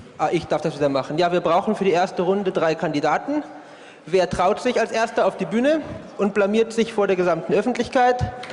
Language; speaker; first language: German; native; German